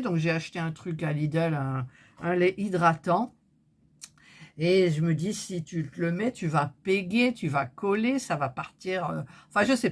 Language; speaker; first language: French; native; French